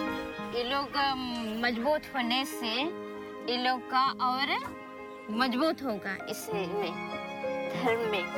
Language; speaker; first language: Hindi; non-native, local second language; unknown